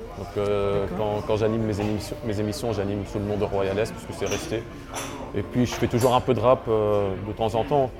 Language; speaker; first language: French; early bilingual, other home language; Arabic